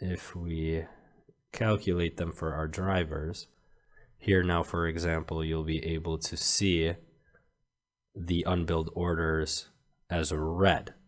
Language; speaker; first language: English; native; English